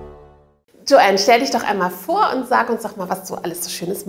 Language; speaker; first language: German; native; German